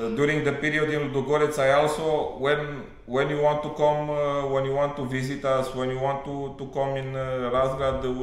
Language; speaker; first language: English; non-native, learner; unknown